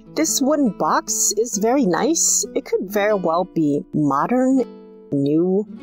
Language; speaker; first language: English; native; English